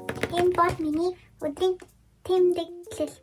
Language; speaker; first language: Mongolian; non-native, learner; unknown